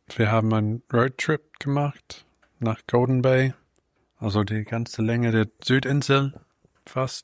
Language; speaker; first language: German; non-native, fluent; English